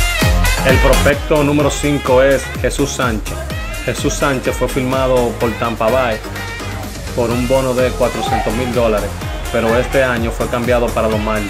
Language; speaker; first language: Spanish; native; Spanish